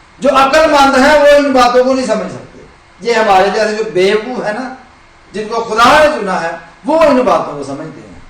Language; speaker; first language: Urdu; non-native, local second language; Punjabi